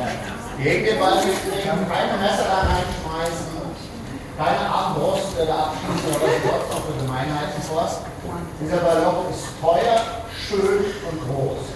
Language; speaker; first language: German; native; German